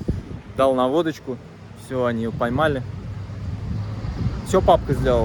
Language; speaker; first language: Russian; native; Russian